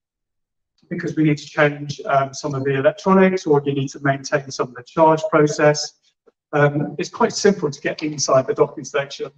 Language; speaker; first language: English; native; English